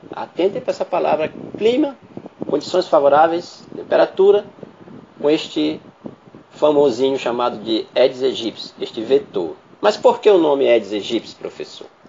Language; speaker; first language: Portuguese; native; Portuguese